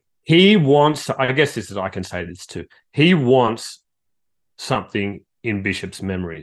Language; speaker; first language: English; native; English